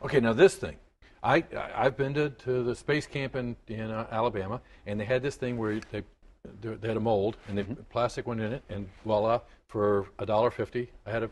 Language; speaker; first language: English; native; English